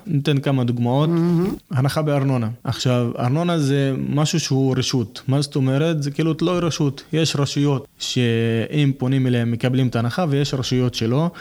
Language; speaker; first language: Hebrew; non-native, local second language; Arabic